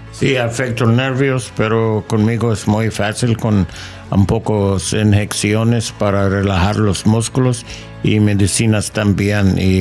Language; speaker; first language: Spanish; non-native, learner; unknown